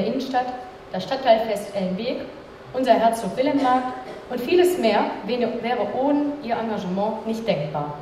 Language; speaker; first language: German; native; German